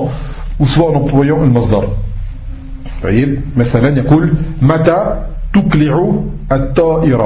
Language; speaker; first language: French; native; French